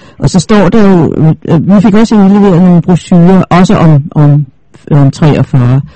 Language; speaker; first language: Danish; native; Danish